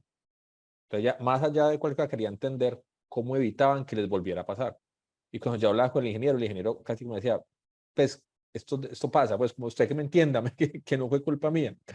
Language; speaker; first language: Spanish; native; Spanish